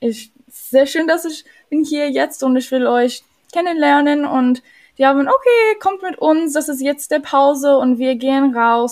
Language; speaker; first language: German; non-native, learner; English